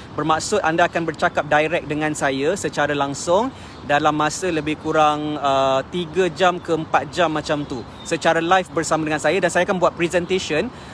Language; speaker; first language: Malay; native; Malay